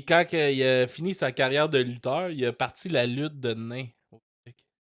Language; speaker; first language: French; native; French